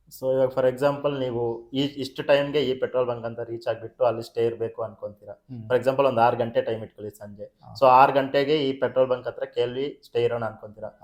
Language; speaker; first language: Kannada; native; Kannada